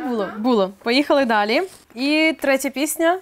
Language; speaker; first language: Ukrainian; native; Ukrainian